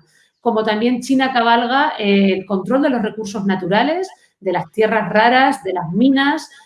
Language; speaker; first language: Spanish; native; Spanish